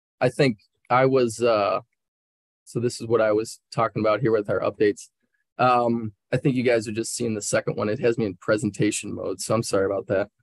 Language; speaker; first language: English; native; English